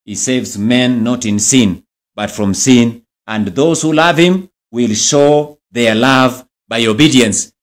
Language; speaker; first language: English; non-native, local second language; Swahili